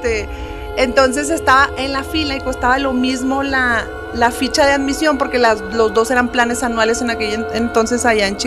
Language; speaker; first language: Spanish; native; Spanish